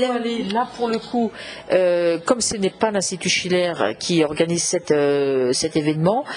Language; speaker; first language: French; native; French